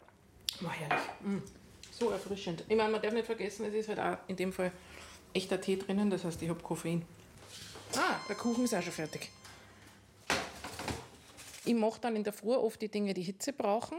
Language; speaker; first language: German; native; German